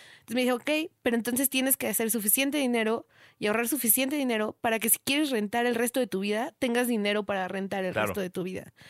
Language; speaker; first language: Spanish; native; Spanish